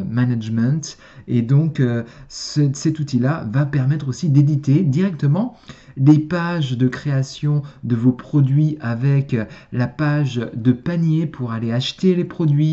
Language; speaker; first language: French; native; French